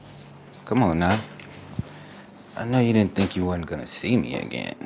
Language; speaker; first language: English; native; English